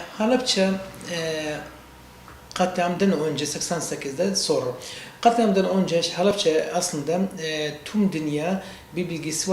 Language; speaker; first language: Turkish; non-native, learner; Central Kurdish